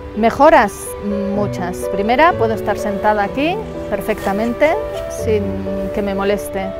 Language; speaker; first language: Spanish; native; Spanish